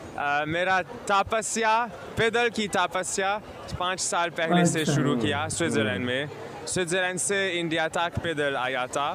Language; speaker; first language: Hindi; non-native, learner; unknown